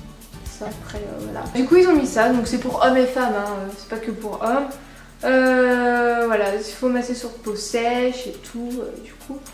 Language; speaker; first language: French; native; French